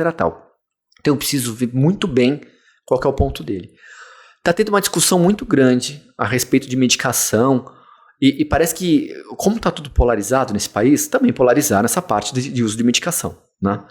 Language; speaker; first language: Portuguese; native; Portuguese